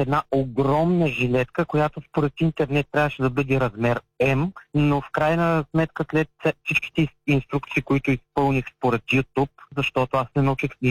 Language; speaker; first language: Bulgarian; native; Bulgarian